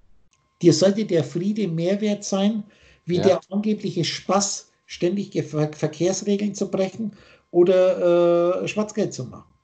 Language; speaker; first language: German; native; German